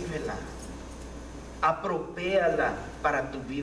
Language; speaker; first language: Spanish; native; Spanish